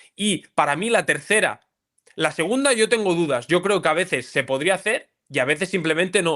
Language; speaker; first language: Spanish; native; Spanish